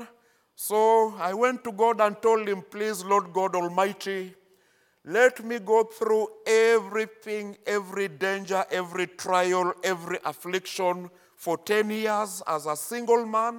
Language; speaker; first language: English; non-native, local second language; Luyia